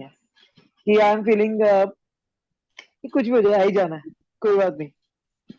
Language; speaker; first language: Hindi; native; Hindi